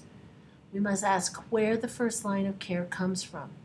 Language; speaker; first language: English; native; English